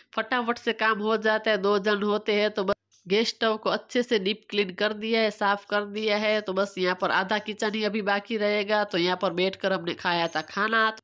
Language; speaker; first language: Hindi; non-native, local second language; Gujarati